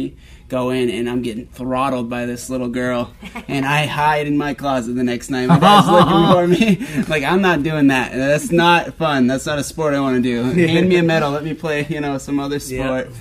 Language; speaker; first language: English; native; English